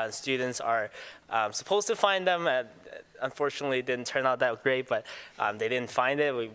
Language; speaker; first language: English; non-native, local second language; Cantonese